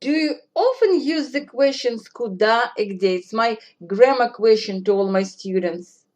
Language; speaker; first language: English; non-native, fluent; Russian